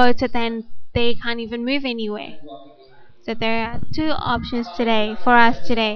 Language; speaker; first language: English; non-native, fluent; Indonesian